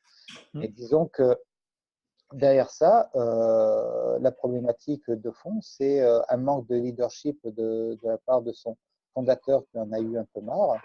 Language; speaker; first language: French; native; French